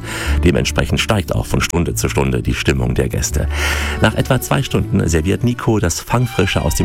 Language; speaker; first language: German; native; German